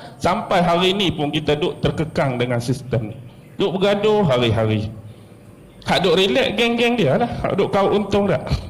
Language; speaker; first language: Malay; native; Malay